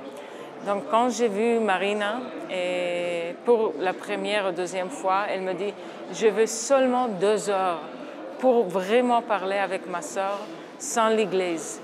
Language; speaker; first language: French; non-native, fluent; Hebrew